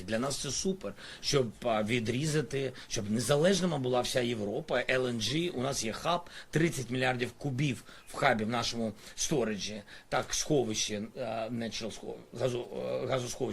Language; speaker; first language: Ukrainian; non-native, local second language; Russian